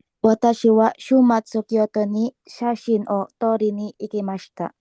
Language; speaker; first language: Japanese; non-native, learner; Filipino